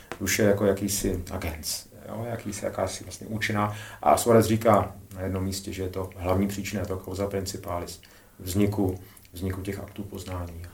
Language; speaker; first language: Czech; native; Czech